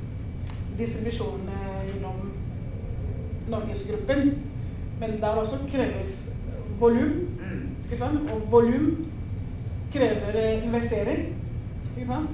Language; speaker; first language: Norwegian; non-native, fluent; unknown